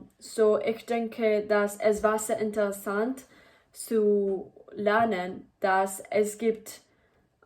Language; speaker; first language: German; non-native, learner; Spanish